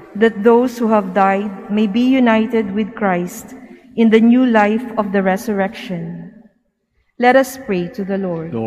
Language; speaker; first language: English; non-native, local second language; Filipino